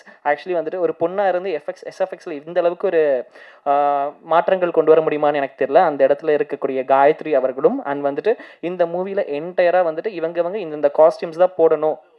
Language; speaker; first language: Tamil; native; Tamil